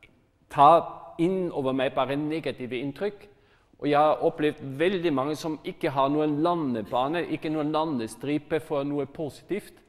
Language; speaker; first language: Norwegian; non-native, fluent; German